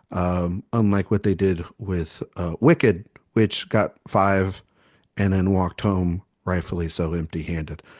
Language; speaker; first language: English; native; English